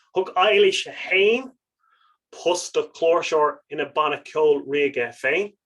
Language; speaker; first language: Irish; non-native, local second language; English